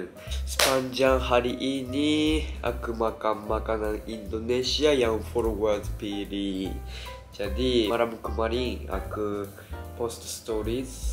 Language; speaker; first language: Indonesian; non-native, learner; Japanese